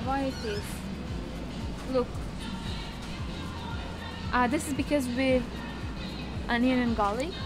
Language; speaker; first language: English; non-native, learner; Uzbek